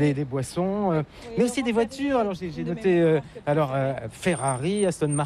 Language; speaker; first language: French; native; French